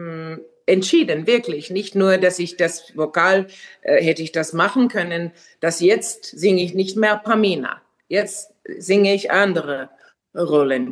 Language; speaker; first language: German; non-native, fluent; Finnish